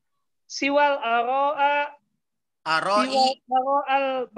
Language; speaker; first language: Arabic; non-native, learner; Indonesian